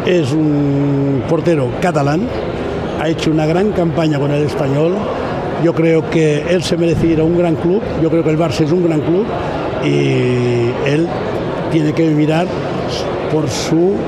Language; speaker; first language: Spanish; non-native, local second language; Catalan